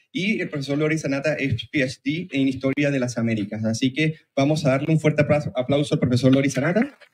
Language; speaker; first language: Spanish; native; Spanish